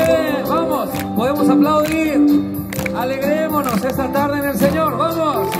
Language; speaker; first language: Spanish; native; Spanish